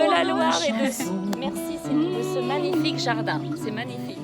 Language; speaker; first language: French; native; French